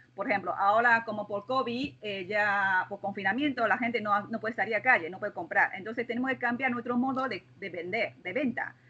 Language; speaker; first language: Spanish; non-native, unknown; Chinese